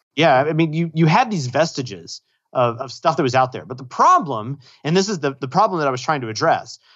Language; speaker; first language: English; native; English